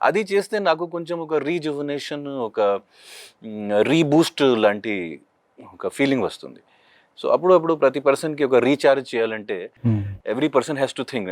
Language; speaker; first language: Telugu; non-native, local second language; Hindi